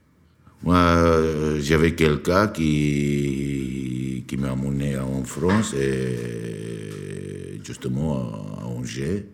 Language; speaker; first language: French; non-native, learner; Georgian